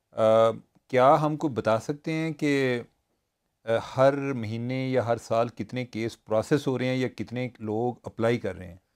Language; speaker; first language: Urdu; native; Urdu